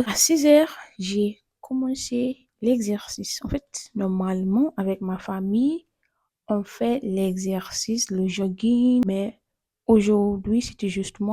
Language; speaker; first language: French; non-native, learner; English